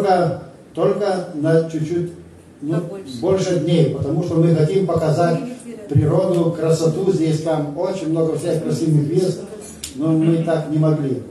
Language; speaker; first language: Russian; non-native, learner; Lithuanian